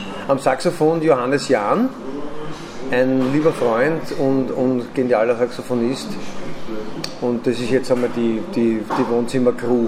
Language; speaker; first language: German; native; German